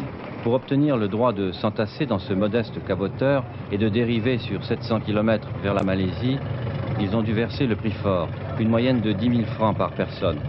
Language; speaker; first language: French; native; French